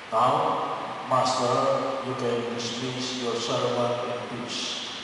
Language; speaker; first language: English; non-native, local second language; Filipino